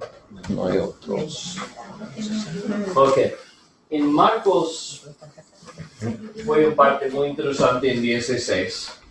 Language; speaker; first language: Spanish; non-native, learner; English